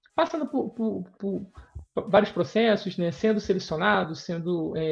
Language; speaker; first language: Portuguese; native; Portuguese